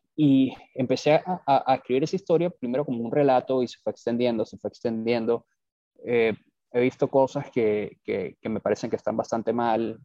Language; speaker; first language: Spanish; native; Spanish